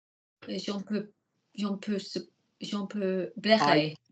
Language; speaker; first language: French; non-native, learner; English